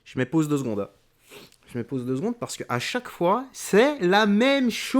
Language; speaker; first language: French; native; French